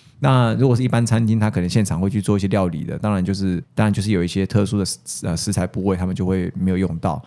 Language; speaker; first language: Chinese; native; Chinese